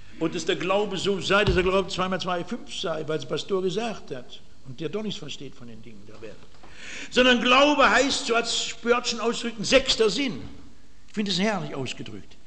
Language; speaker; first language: German; native; German